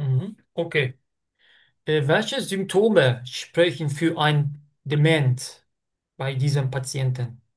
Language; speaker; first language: German; non-native, learner; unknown